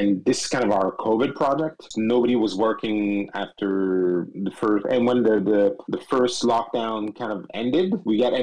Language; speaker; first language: English; non-native, fluent; French